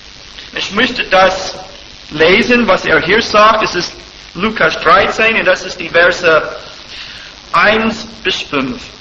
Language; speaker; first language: German; non-native, fluent; English